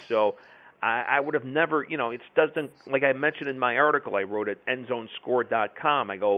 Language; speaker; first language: English; native; English